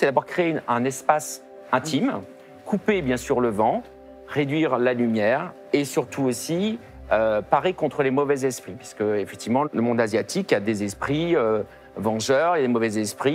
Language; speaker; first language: French; native; French